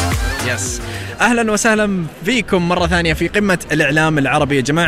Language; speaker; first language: Arabic; native; Arabic